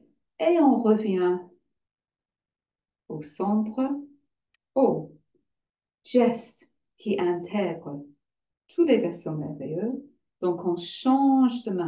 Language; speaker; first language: French; non-native, fluent; English